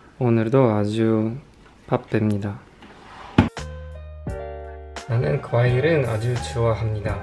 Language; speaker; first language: Korean; non-native, learner; Polish